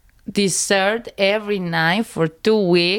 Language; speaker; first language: English; non-native, learner; Spanish